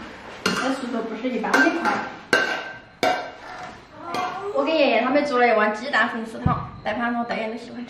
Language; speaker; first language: Chinese; native; Chinese